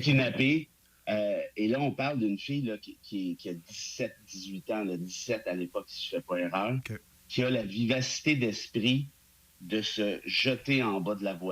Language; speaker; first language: French; native; French